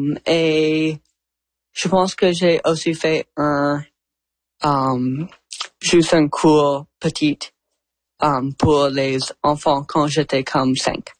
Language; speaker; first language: French; non-native, local second language; English